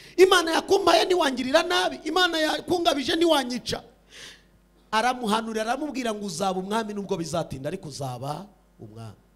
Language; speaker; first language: Kinyarwanda; early bilingual, heritage; Kinyarwanda